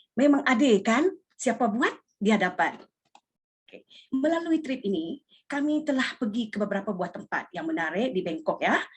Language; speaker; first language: Malay; non-native, local second language; Iban